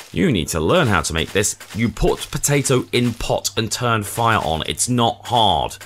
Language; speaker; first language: English; native; English